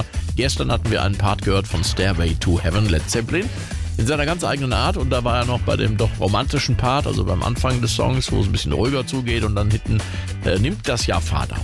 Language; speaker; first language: German; native; German